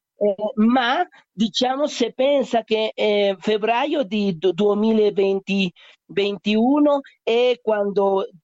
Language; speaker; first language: Italian; non-native, learner; Spanish